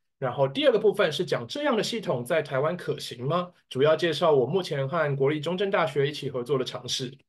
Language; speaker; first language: Chinese; native; Chinese